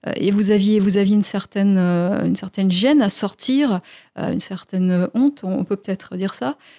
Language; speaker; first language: French; native; French